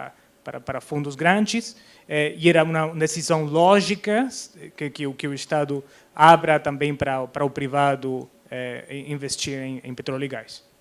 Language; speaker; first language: Portuguese; non-native, fluent; Spanish